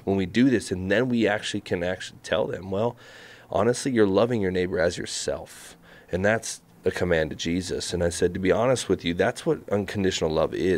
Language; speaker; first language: English; native; English